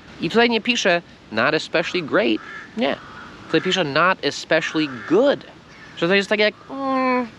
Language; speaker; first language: Polish; non-native, fluent; English